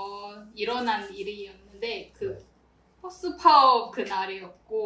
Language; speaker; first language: Korean; non-native, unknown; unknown